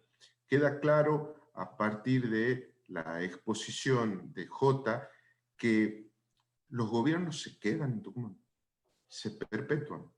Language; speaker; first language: Spanish; native; Spanish